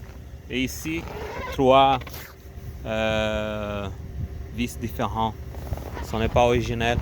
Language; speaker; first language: French; non-native, learner; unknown